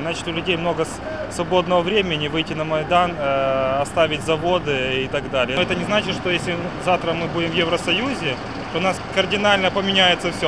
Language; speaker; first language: Russian; native; Russian